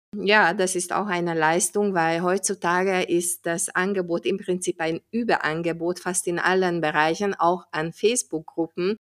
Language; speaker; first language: German; non-native, fluent; Hungarian